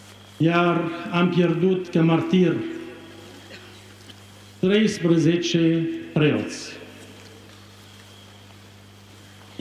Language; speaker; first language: Romanian; non-native, fluent; Arabic